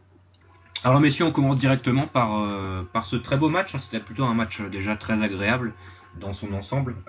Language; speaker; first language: French; native; French